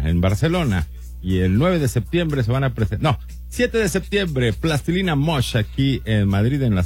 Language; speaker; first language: Spanish; native; Spanish